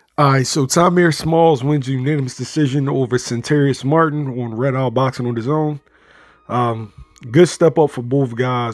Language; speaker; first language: English; native; English